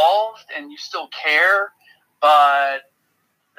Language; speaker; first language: English; native; English